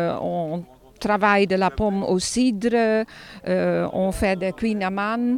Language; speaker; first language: French; non-native, fluent; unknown